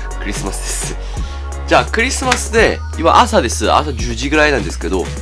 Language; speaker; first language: Japanese; non-native, fluent; Korean